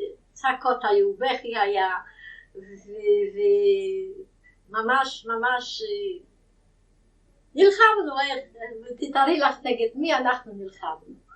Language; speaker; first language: Hebrew; non-native, fluent; Yiddish